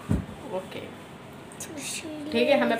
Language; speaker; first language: Hindi; native; Hindi